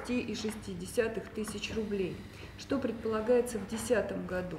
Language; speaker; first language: Russian; native; Russian